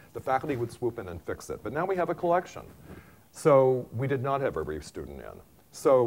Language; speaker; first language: English; native; English